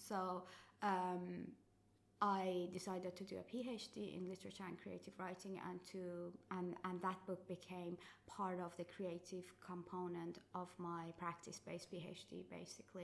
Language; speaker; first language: English; non-native, fluent; Persian